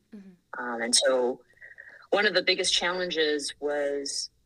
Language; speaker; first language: English; non-native, fluent; Thai